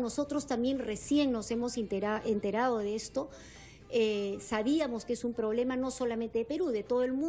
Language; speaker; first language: Spanish; native; Spanish